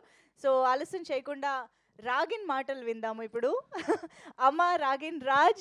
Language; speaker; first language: Telugu; native; Telugu